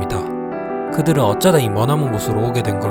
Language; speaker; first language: Korean; native; Korean